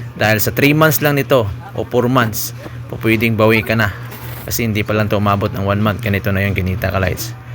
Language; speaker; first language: Filipino; non-native, local second language; Cebuano